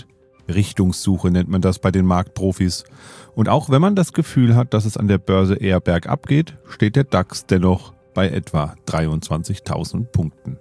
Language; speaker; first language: German; native; German